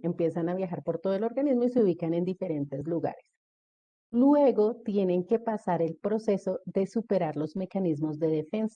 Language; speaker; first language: Spanish; native; Spanish